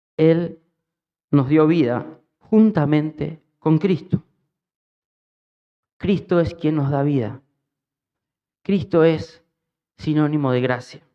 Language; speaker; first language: Spanish; native; Spanish